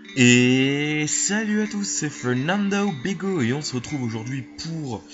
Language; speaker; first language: French; native; French